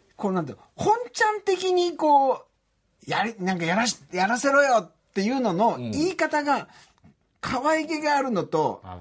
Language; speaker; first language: Japanese; native; Japanese